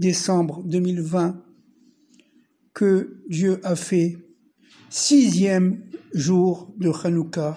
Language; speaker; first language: French; native; French